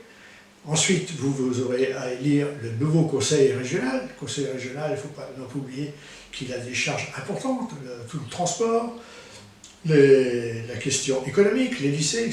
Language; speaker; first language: French; native; French